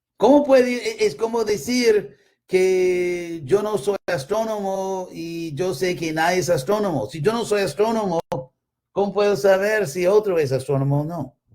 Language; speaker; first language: Spanish; non-native, fluent; English